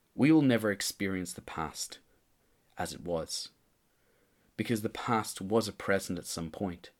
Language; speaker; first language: English; native; English